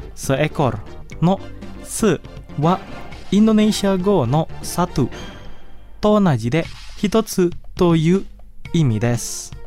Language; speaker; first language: Japanese; non-native, fluent; Indonesian